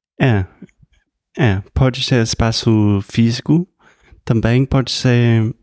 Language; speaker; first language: Portuguese; non-native, fluent; English